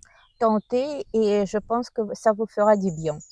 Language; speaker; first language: French; non-native, learner; Russian